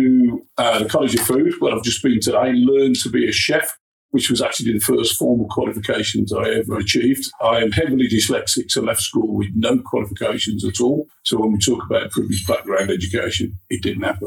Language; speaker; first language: English; native; English